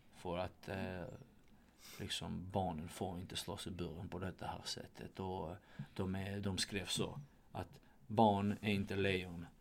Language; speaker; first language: Swedish; non-native, fluent; Russian